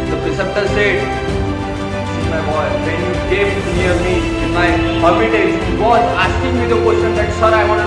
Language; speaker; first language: English; non-native, local second language; Marathi